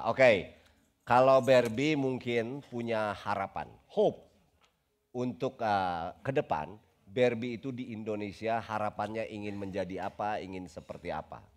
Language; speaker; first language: Indonesian; non-native, local second language; Sundanese